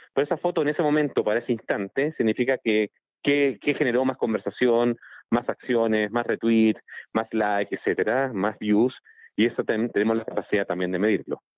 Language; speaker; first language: Spanish; native; Spanish